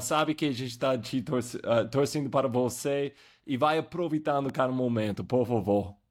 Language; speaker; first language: Portuguese; non-native, fluent; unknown